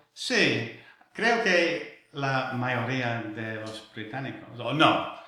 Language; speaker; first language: Spanish; non-native, fluent; English